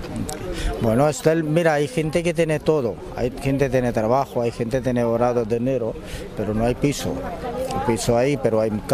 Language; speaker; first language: Spanish; non-native, learner; Portuguese